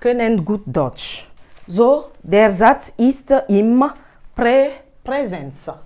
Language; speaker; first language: German; non-native, fluent; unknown